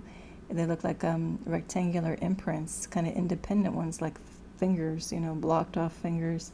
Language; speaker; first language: English; native; English